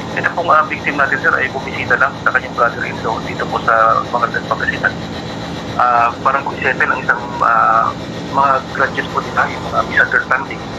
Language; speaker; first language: Filipino; non-native, local second language; Pangasinan